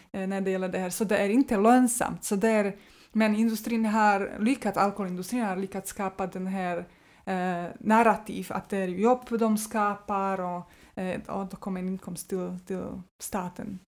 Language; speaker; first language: Swedish; non-native, fluent; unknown